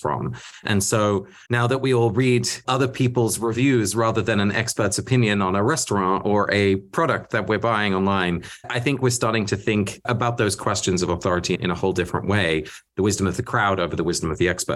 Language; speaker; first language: English; early bilingual, other home language; Dutch